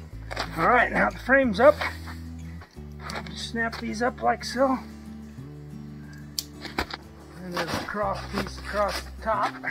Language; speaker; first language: English; native; English